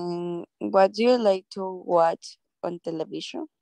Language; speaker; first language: English; non-native, learner; Spanish